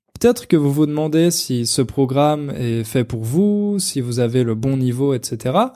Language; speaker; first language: French; native; French